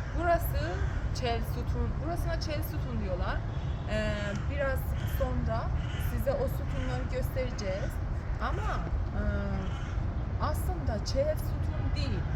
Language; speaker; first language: Turkish; non-native, learner; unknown